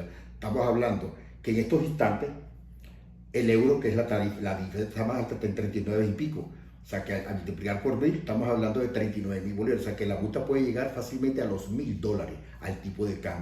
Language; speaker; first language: Spanish; native; Spanish